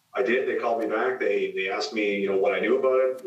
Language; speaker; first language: English; native; English